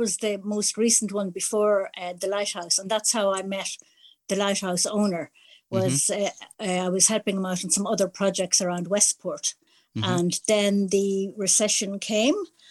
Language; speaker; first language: English; native; English